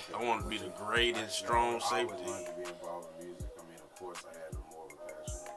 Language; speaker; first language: English; native; English